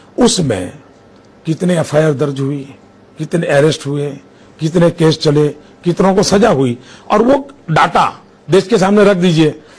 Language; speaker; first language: Hindi; non-native, local second language; Gujarati